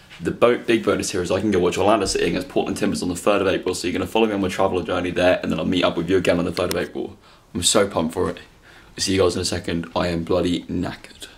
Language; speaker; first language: English; native; English